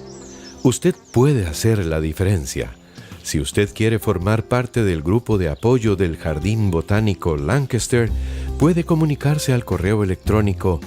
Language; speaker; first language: Spanish; native; Spanish